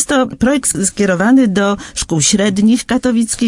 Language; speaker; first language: Polish; native; Polish